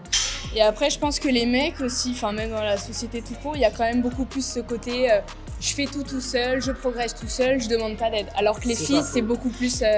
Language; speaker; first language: French; native; French